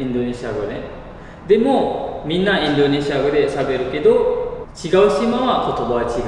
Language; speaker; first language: Japanese; non-native, learner; Indonesian